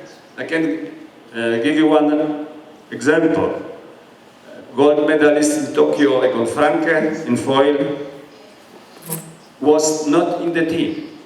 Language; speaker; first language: English; non-native, learner; Polish